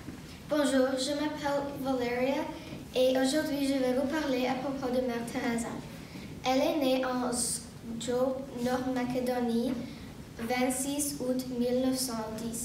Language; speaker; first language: French; non-native, learner; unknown